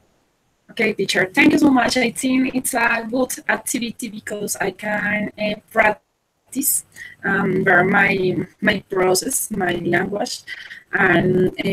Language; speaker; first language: English; non-native, learner; Spanish